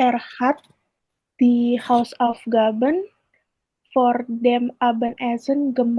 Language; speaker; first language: German; non-native, learner; Indonesian